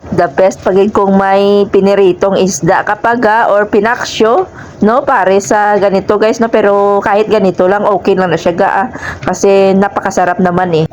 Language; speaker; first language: Filipino; non-native, local second language; Hiligaynon